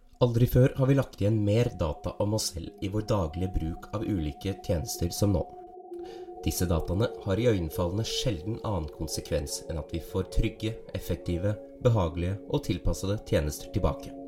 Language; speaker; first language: Norwegian; native; Norwegian